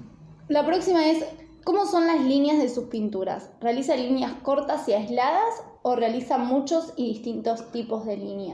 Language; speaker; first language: Spanish; native; Spanish